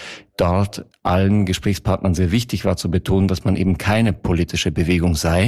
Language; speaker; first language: German; native; German